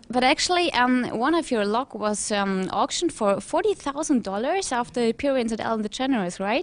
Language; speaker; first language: English; non-native, fluent; German